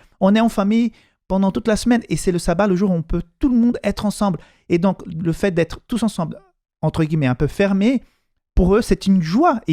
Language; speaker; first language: French; non-native, fluent; Portuguese